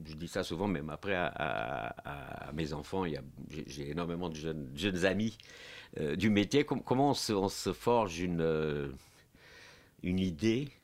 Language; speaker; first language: French; non-native, fluent; Portuguese